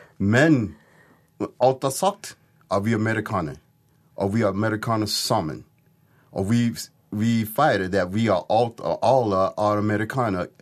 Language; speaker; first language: Norwegian; non-native, fluent; English